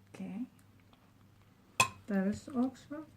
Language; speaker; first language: Dutch; non-native, learner; Arabic